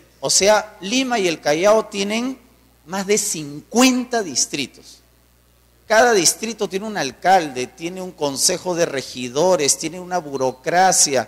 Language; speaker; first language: Spanish; native; Spanish